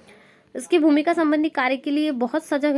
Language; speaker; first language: Hindi; native; Hindi